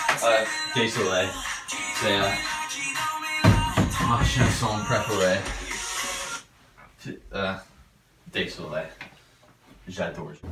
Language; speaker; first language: French; non-native, learner; English